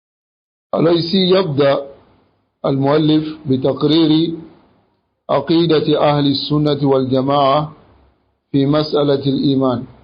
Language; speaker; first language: Arabic; non-native, fluent; French